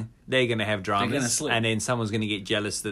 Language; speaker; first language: English; native; English